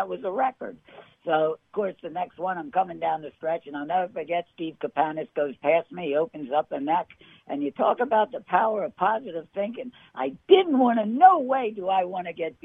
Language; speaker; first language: English; native; English